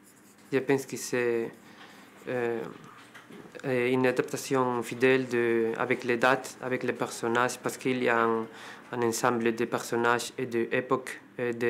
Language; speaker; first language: French; non-native, fluent; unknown